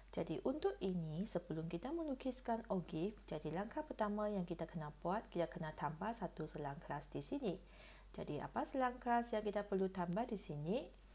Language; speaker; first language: Malay; non-native, local second language; Chinese